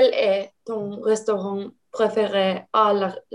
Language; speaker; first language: French; non-native, learner; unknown